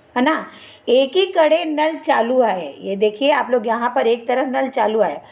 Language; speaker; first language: Hindi; non-native, local second language; Marathi